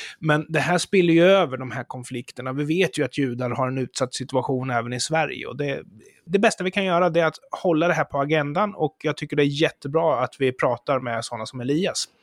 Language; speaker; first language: Swedish; native; Swedish